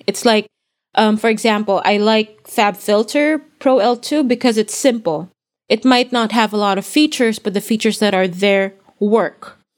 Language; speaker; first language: English; non-native, local second language; Filipino